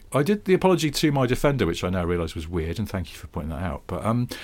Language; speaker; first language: English; native; English